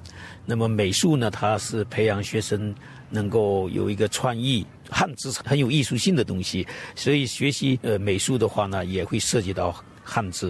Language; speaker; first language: Chinese; native; Chinese